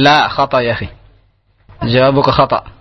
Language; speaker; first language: Arabic; non-native, fluent; Indonesian